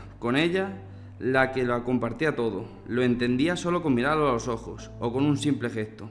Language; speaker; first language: Spanish; native; Spanish